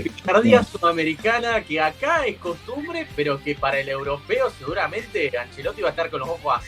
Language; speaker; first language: Spanish; native; Spanish